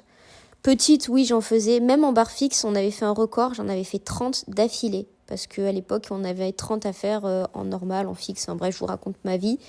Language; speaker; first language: French; native; French